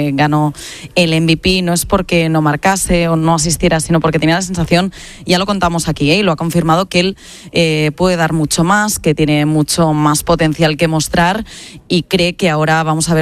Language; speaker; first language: Spanish; native; Spanish